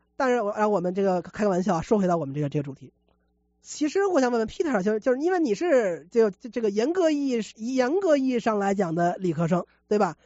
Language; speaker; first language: Chinese; native; Chinese